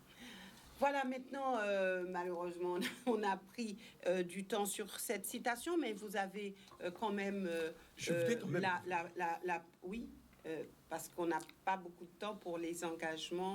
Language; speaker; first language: French; native; French